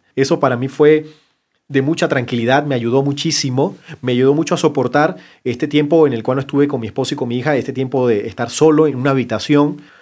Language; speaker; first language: Spanish; native; Spanish